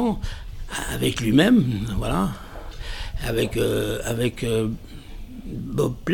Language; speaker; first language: French; native; French